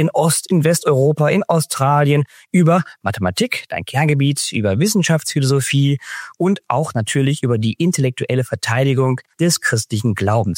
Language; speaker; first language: German; native; German